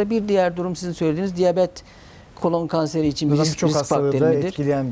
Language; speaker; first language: Turkish; native; Turkish